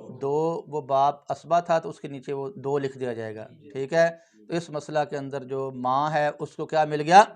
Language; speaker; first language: Urdu; non-native, local second language; Punjabi